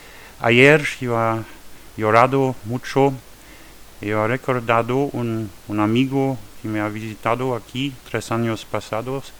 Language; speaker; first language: Spanish; non-native, learner; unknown